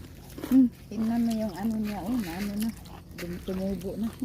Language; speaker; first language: Filipino; non-native, local second language; Cebuano